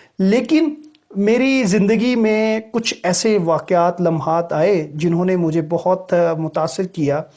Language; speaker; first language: Urdu; non-native, local second language; Punjabi